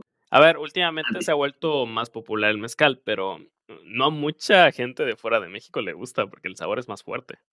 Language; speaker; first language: Spanish; native; Spanish